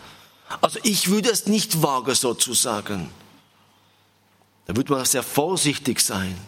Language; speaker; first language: German; non-native, fluent; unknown